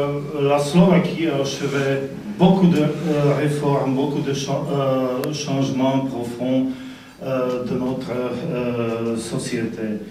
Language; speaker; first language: French; non-native, fluent; Slovak